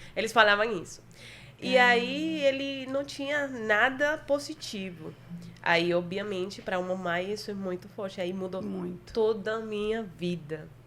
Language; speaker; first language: Portuguese; non-native, fluent; Spanish